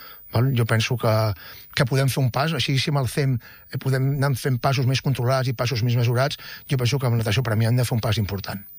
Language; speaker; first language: Catalan; native; Catalan